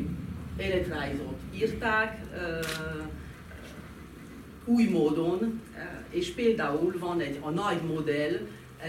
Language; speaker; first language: Hungarian; non-native, fluent; French